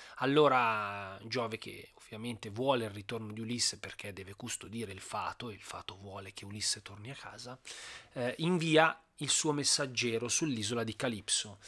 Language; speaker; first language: Italian; native; Italian